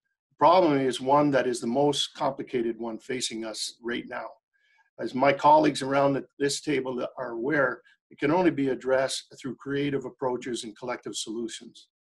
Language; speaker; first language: English; early bilingual, other home language; French